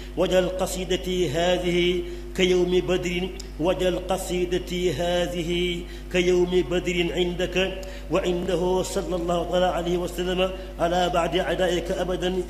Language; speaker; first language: Arabic; non-native, fluent; Wolof